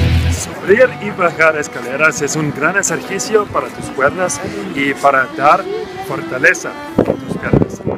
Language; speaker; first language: Spanish; non-native, learner; English